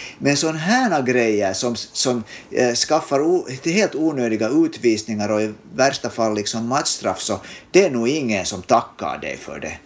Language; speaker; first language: Swedish; native; Swedish